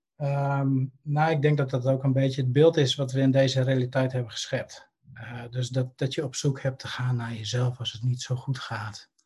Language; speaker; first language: Dutch; native; Dutch